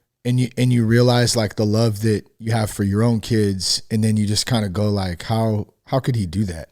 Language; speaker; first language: English; native; English